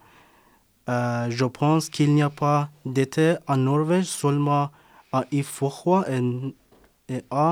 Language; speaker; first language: French; non-native, learner; Persian